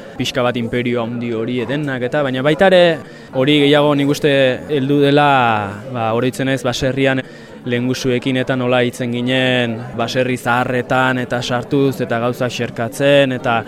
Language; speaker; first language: Basque; native; Basque